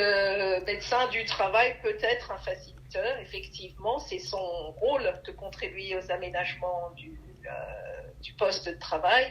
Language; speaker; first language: French; native; French